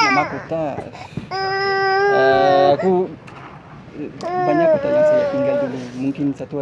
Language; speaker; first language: Indonesian; non-native, learner; French